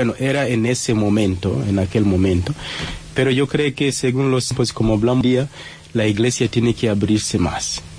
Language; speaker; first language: Spanish; non-native, fluent; Swahili